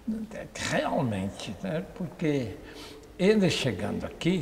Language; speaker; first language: Portuguese; native; Portuguese